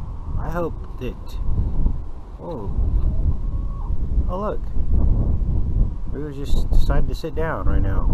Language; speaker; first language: English; native; English